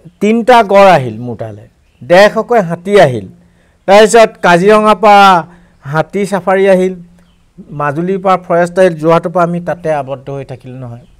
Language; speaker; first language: Assamese; non-native, local second language; Mising